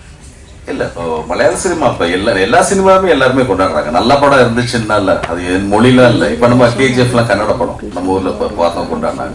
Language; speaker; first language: Tamil; native; Tamil